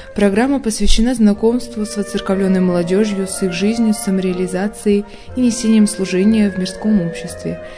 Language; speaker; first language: Russian; native; Russian